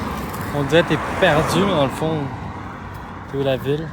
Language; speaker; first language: French; native; French